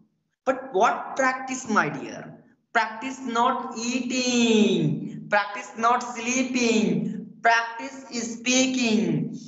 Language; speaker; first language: English; non-native, learner; Hindi